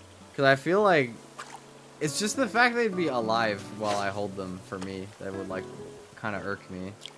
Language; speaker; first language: English; native; English